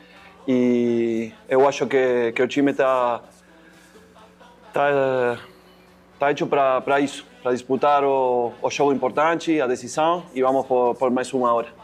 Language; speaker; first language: Portuguese; non-native, fluent; Spanish